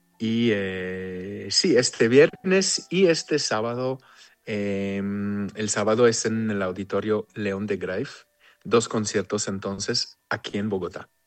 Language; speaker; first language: Spanish; non-native, fluent; Hebrew